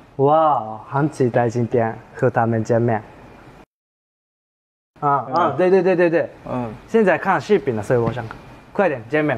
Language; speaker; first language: Chinese; non-native, fluent; Japanese